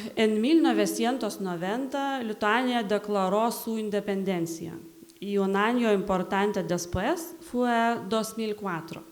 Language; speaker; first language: Spanish; non-native, learner; Lithuanian